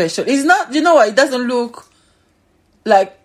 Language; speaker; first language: English; non-native, fluent; French